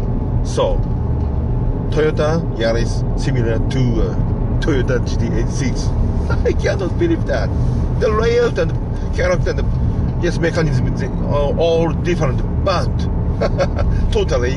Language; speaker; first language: English; non-native, learner; Japanese